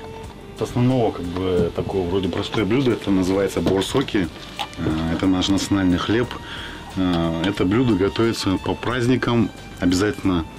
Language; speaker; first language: Russian; non-native, local second language; Kyrgyz